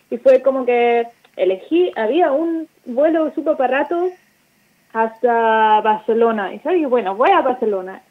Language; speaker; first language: Spanish; non-native, fluent; German